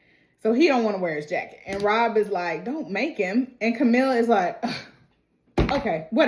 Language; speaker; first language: English; native; English